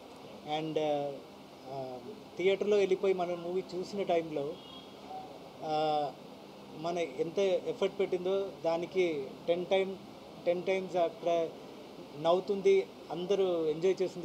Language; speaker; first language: Telugu; non-native, fluent; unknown